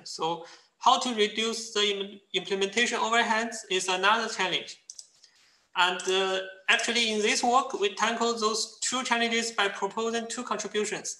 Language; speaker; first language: English; non-native, fluent; Chinese